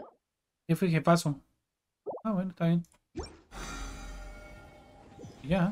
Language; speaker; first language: Spanish; native; Spanish